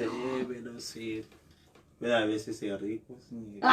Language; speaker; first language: Spanish; non-native, learner; Haitian Creole